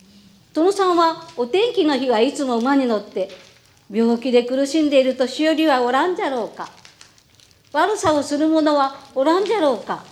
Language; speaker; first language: Japanese; native; Japanese